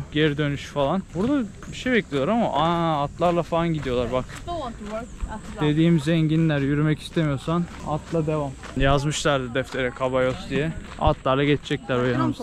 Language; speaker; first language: Turkish; native; Turkish